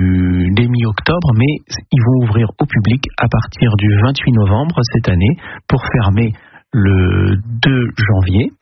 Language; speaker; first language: French; native; French